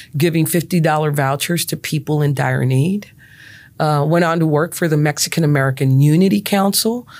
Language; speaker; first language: English; native; English